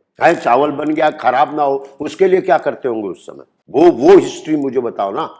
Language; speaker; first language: Hindi; native; Hindi